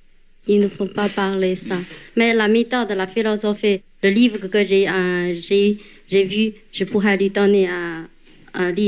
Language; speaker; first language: French; non-native, fluent; Chinese